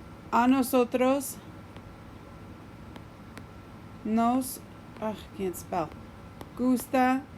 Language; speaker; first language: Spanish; non-native, fluent; English